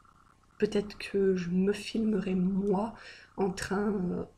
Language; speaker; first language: French; native; French